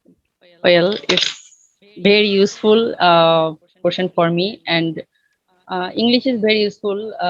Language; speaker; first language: English; non-native, learner; Bangla